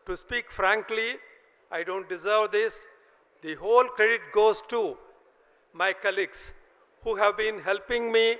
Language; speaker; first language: English; non-native, local second language; Telugu